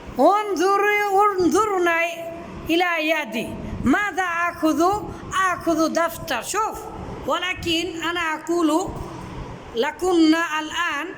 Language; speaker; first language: Arabic; non-native, fluent; Bangla